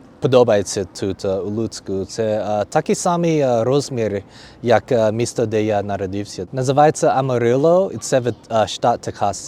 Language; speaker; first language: Ukrainian; non-native, learner; English